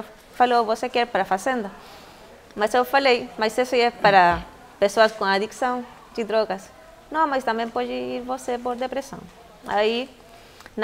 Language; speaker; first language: Portuguese; non-native, fluent; Spanish